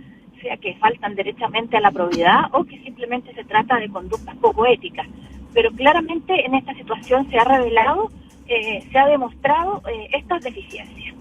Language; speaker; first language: Spanish; native; Spanish